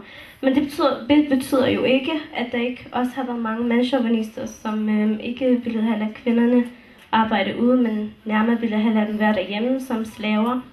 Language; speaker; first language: Danish; early bilingual, other home language; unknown